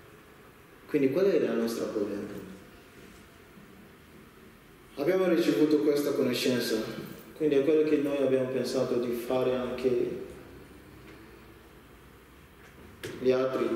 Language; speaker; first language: Italian; non-native, learner; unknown